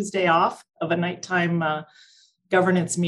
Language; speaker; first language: English; native; English